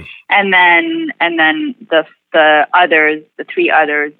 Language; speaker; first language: English; non-native, fluent; Arabic